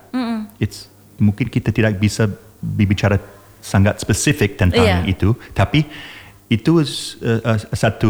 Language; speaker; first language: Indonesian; non-native, learner; English